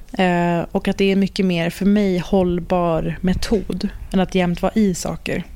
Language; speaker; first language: Swedish; early bilingual, other home language; Persian